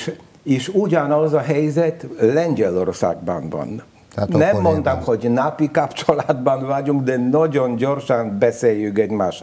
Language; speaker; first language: Hungarian; non-native, learner; Polish